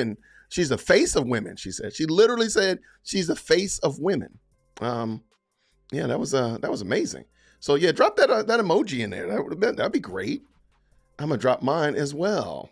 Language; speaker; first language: English; native; English